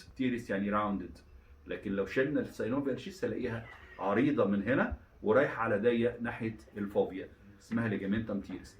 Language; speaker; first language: Arabic; native; Arabic